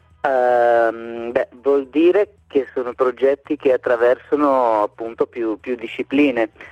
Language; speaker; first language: Italian; native; Italian